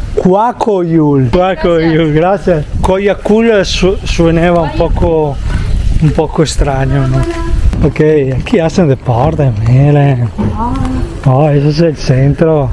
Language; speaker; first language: Spanish; non-native, fluent; Italian